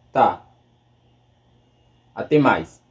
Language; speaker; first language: Portuguese; non-native, learner; Haitian Creole